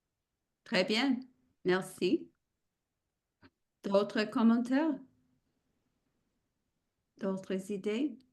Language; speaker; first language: French; non-native, fluent; English